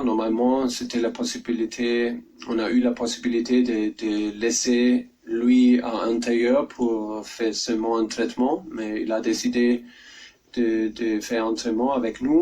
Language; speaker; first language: French; non-native, learner; German